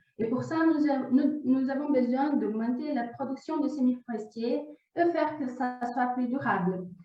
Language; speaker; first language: French; non-native, fluent; Portuguese